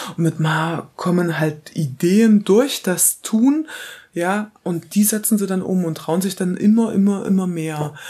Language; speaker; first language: German; native; German